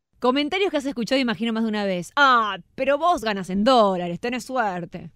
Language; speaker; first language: Spanish; native; Spanish